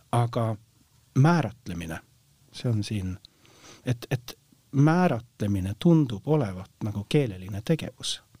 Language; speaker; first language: Estonian; non-native, fluent; Norwegian